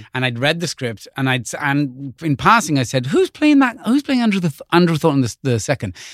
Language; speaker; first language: English; native; English